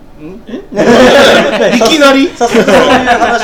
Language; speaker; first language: Japanese; native; Japanese